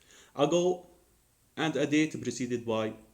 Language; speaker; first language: English; non-native, fluent; Arabic